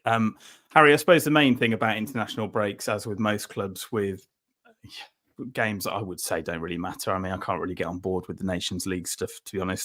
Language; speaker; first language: English; native; English